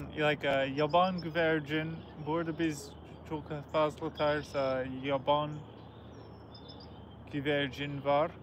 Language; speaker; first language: Turkish; non-native, learner; English